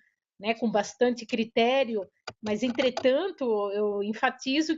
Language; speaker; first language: Portuguese; native; Portuguese